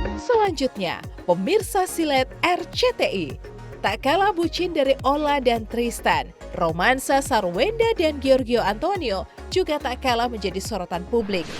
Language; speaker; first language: Indonesian; native; Indonesian